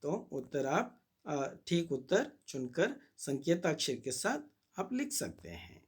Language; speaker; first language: Hindi; non-native, local second language; Kannada